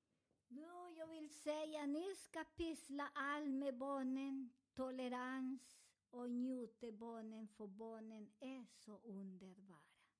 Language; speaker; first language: Swedish; non-native, learner; Spanish